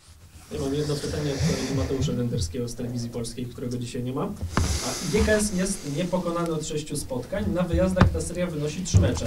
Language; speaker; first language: Polish; native; Polish